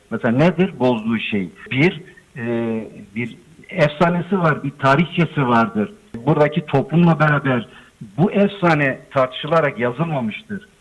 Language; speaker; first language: Turkish; non-native, local second language; Zaza